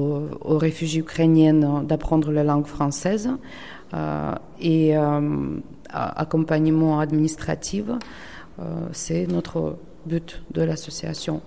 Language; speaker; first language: French; non-native, fluent; Ukrainian